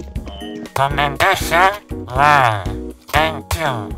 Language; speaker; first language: English; non-native, fluent; Indonesian